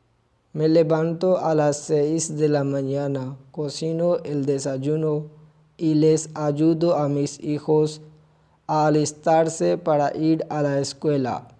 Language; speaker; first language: Spanish; non-native, fluent; Urdu